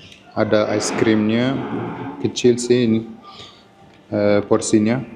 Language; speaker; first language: Indonesian; non-native, fluent; Arabic